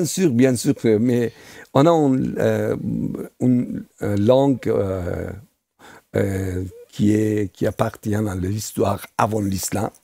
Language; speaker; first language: French; non-native, fluent; Persian